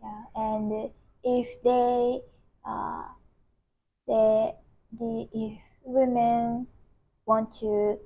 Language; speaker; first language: English; non-native, learner; Japanese